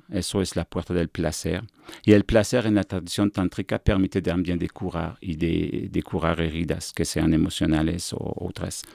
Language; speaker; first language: Spanish; non-native, fluent; French